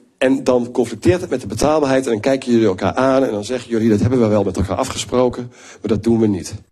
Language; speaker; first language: Dutch; native; Dutch